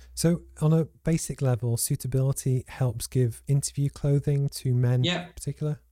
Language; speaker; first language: English; native; English